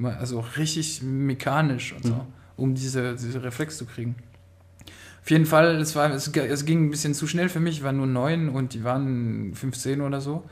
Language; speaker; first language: German; non-native, fluent; French